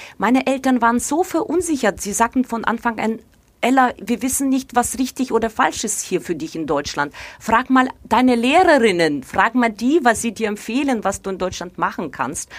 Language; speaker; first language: German; non-native, fluent; Ukrainian